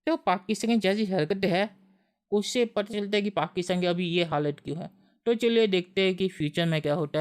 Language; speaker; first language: Hindi; native; Hindi